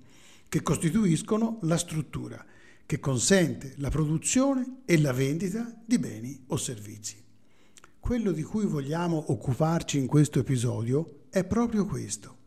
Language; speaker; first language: Italian; native; Italian